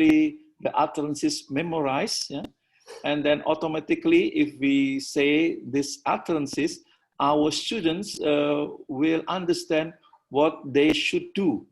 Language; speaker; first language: English; non-native, learner; Indonesian